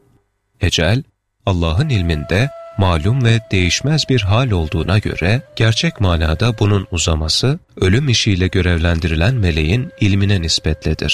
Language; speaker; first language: Turkish; native; Turkish